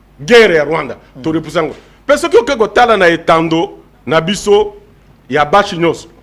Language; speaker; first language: Lingala; non-native, local second language; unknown